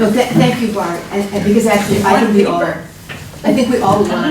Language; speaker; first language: English; native; English